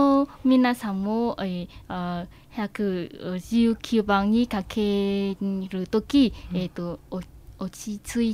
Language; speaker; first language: Japanese; non-native, fluent; Vietnamese